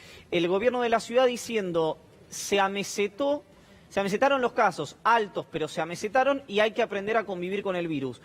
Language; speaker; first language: Spanish; native; Spanish